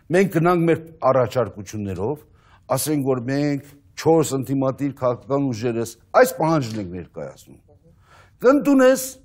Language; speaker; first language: Armenian; native; Armenian